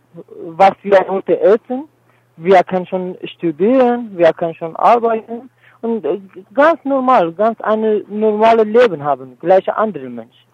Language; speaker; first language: German; non-native, learner; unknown